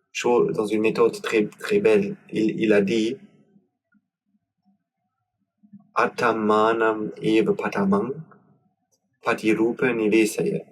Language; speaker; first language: French; non-native, learner; German